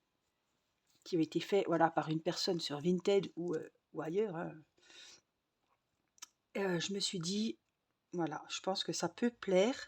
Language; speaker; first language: French; native; French